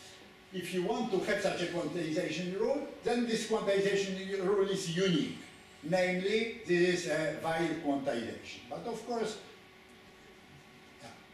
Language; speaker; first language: English; non-native, fluent; Polish